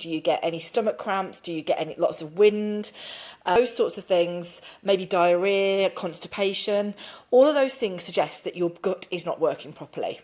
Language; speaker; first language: English; native; English